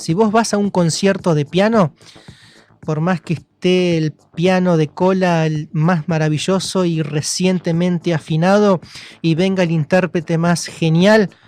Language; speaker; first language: Spanish; native; Spanish